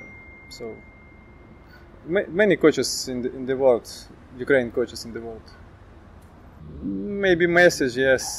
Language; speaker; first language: English; non-native, learner; Ukrainian